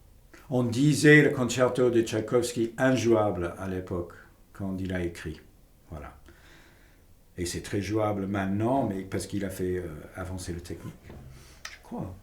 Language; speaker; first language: French; non-native, fluent; English